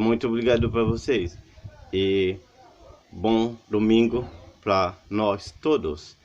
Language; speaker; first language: Portuguese; non-native, learner; Haitian Creole